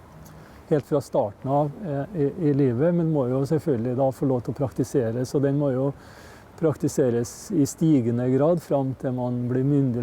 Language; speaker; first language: Norwegian; native; Norwegian